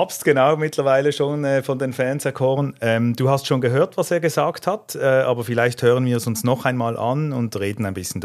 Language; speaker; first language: German; native; German